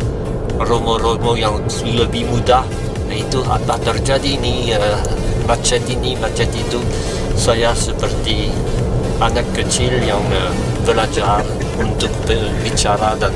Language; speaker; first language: Indonesian; non-native, fluent; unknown